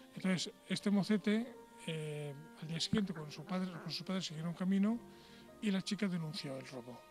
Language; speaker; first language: Spanish; native; Spanish